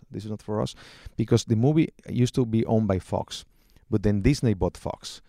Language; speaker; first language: English; non-native, fluent; Spanish